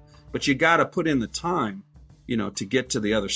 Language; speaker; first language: English; native; English